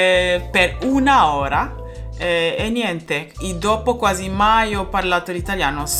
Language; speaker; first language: Italian; non-native, learner; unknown